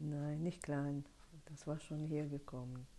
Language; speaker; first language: German; non-native, learner; Russian